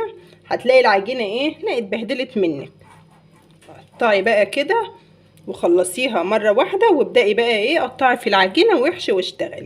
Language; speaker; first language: Arabic; native; Arabic